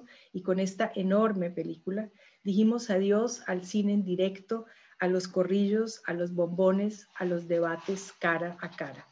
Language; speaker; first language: Spanish; native; Spanish